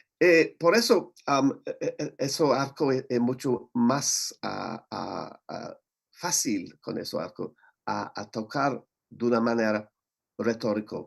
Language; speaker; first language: Spanish; non-native, learner; English